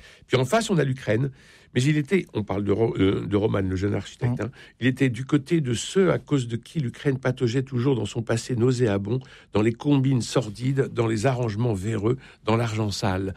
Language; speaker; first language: French; native; French